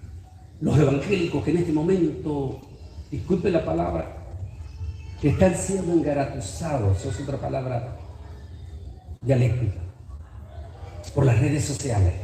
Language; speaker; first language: Spanish; native; Spanish